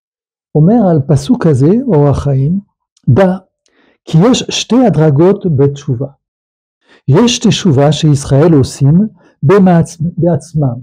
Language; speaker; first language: Hebrew; non-native, fluent; French